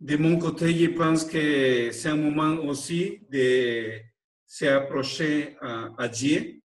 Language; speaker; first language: French; non-native, fluent; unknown